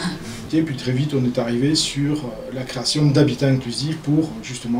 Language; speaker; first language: French; native; French